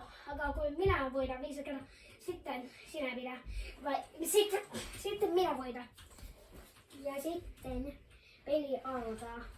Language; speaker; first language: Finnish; non-native, learner; Estonian